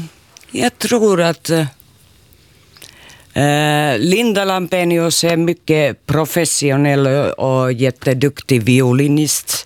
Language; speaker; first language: Swedish; non-native, local second language; Finnish